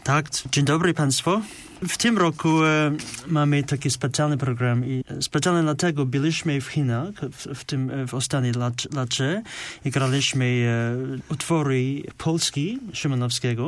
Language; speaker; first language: Polish; non-native, learner; Chinese